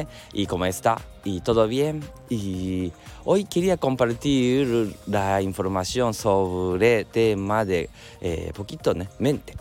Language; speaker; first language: Spanish; non-native, learner; Japanese